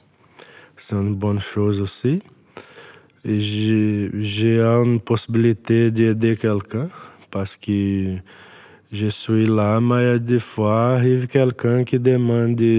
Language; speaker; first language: French; non-native, learner; Portuguese